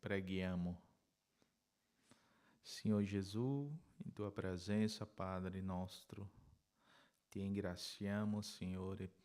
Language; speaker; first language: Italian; non-native, learner; Portuguese